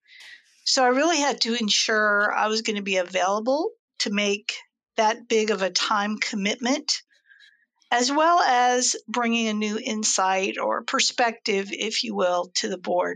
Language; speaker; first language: English; native; English